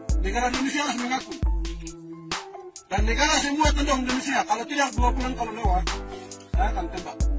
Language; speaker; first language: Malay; non-native, local second language; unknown